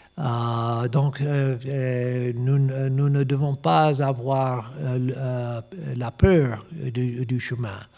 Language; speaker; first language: French; non-native, learner; English